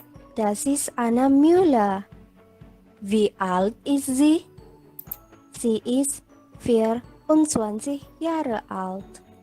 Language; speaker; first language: German; non-native, learner; Indonesian